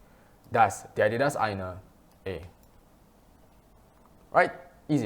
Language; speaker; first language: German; non-native, fluent; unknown